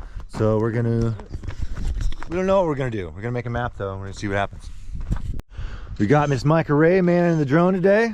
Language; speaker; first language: English; native; English